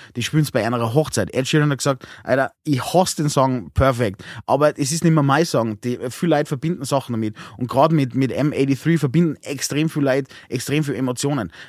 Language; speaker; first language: German; native; German